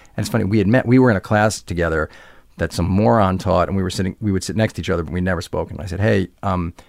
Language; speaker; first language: English; native; English